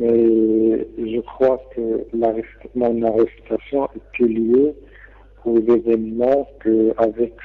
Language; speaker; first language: French; non-native, local second language; Arabic